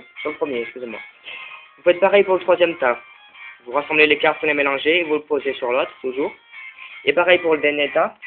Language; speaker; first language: French; native; French